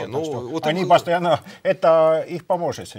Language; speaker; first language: Russian; non-native, local second language; Estonian